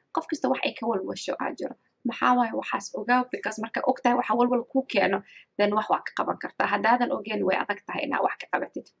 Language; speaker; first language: Somali; early bilingual, heritage; Somali